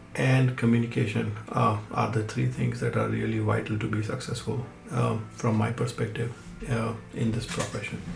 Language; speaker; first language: English; non-native, local second language; Hindi